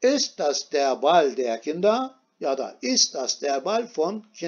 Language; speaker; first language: German; non-native, fluent; Turkish